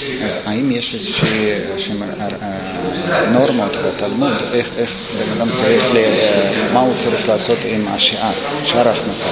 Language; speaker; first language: Hebrew; non-native, fluent; Russian